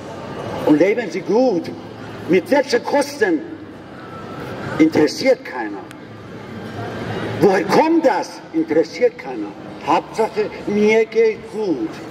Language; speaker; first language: German; non-native, learner; Persian